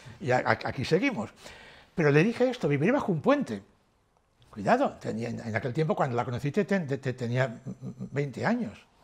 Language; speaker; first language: Spanish; native; Spanish